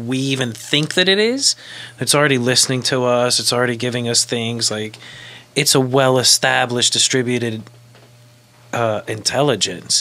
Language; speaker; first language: English; native; English